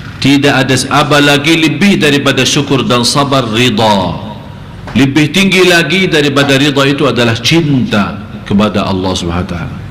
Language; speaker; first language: Malay; non-native, fluent; Arabic